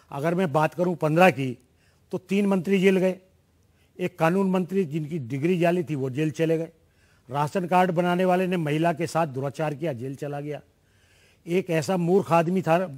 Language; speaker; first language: Hindi; native; Hindi